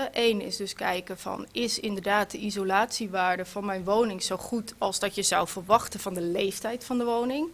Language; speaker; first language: Dutch; native; Dutch